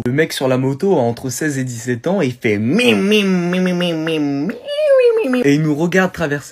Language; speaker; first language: French; native; French